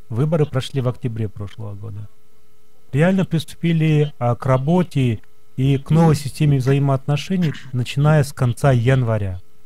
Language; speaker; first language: Russian; non-native, local second language; Kyrgyz